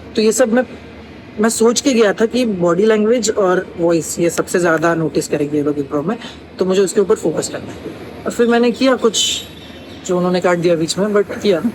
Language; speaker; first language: Hindi; non-native, local second language; Marathi